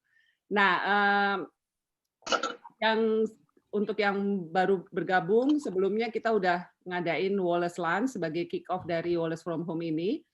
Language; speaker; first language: Indonesian; native; Indonesian